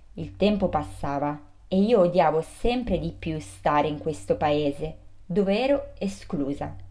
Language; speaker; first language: Italian; early bilingual, other home language; Urdu